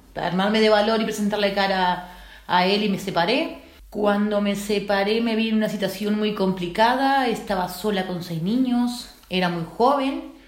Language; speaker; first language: Spanish; native; Spanish